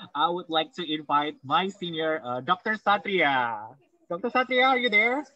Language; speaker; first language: English; non-native, fluent; Indonesian